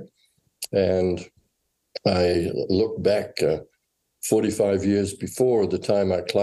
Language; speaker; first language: English; native; English